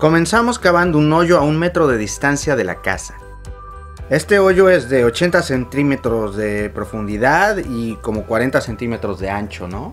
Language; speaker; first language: Spanish; native; Spanish